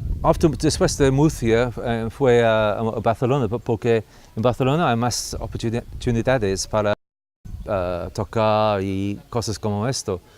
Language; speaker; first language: Spanish; non-native, learner; English